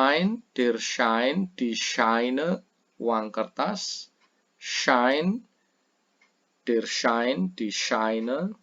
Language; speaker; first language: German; non-native, fluent; Indonesian